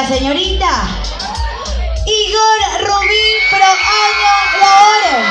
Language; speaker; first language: Spanish; native; Spanish